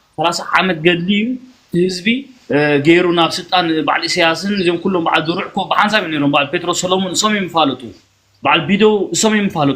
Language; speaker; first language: Tigrinya; early bilingual, heritage; Tigrinya